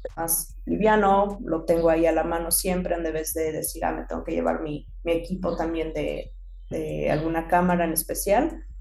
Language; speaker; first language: Spanish; early bilingual, heritage; Spanish